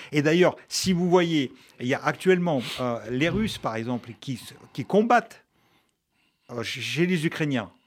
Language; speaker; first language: French; non-native, fluent; Russian